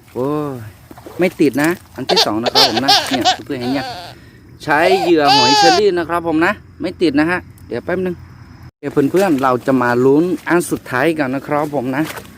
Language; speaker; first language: Thai; non-native, local second language; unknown